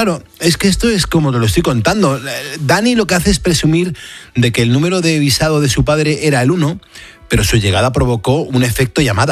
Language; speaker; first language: Spanish; native; Spanish